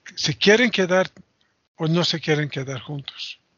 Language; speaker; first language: Spanish; non-native, fluent; English